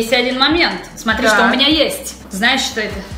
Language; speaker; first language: Russian; native; Russian